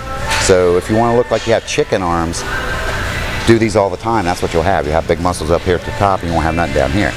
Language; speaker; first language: English; native; English